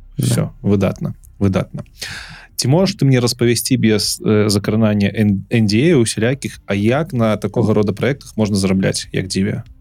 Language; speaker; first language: Belarusian; non-native, local second language; Russian